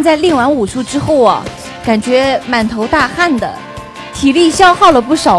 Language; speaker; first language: Chinese; native; Chinese